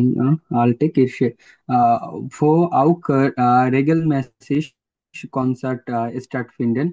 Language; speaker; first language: German; non-native, learner; Bangla